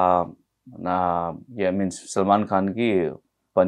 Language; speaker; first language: Telugu; non-native, learner; Hindi